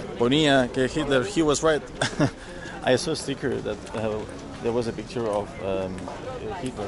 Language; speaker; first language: English; non-native, fluent; Spanish